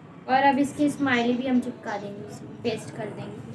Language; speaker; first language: Hindi; native; Hindi